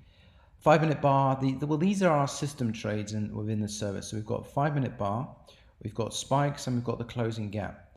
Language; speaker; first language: English; native; English